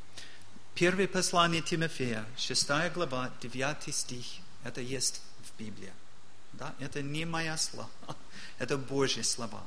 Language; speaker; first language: Russian; non-native, learner; English